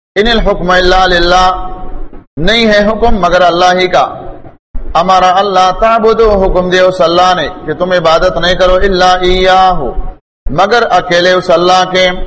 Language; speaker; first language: Urdu; non-native, local second language; Pashto